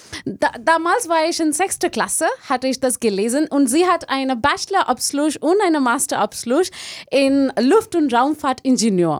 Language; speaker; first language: German; non-native, learner; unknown